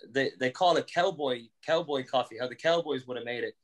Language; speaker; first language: English; native; English